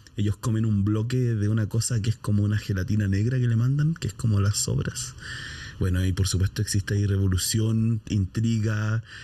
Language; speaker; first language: Spanish; native; Spanish